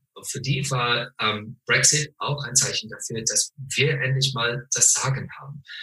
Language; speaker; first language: German; non-native, fluent; English